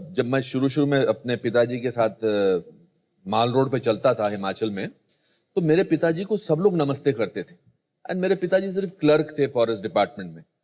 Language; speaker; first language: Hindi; native; Hindi